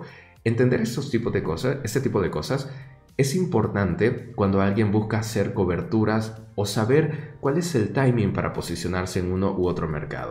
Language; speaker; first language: Spanish; native; Spanish